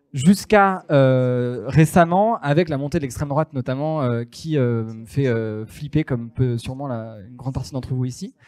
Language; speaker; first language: French; native; French